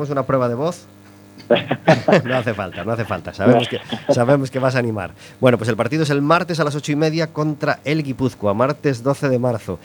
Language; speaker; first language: Spanish; native; Spanish